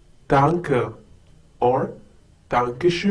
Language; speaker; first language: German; non-native, fluent; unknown